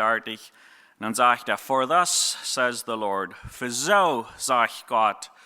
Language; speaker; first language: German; non-native, learner; Plautdietsch